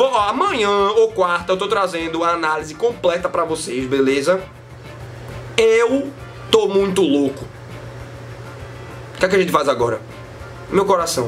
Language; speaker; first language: Portuguese; native; Portuguese